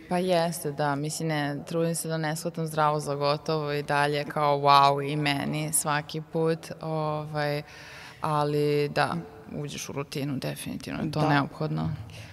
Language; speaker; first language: Serbian; native; Serbian